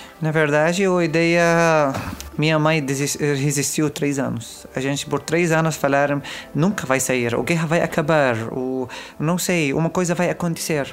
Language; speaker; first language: Portuguese; non-native, learner; Arabic